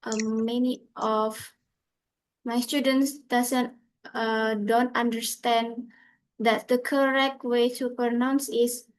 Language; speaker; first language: English; non-native, fluent; Indonesian